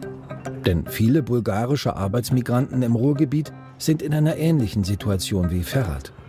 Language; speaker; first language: German; native; German